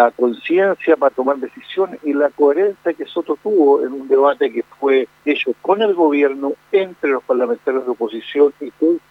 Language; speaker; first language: Spanish; native; Spanish